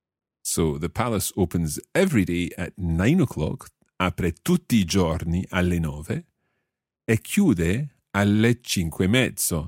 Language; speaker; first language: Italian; non-native, fluent; English